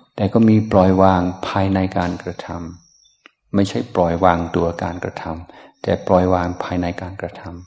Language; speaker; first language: Thai; non-native, fluent; English